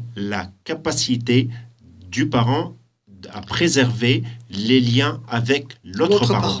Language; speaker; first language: French; native; French